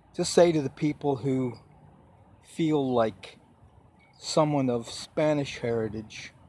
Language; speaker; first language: English; native; English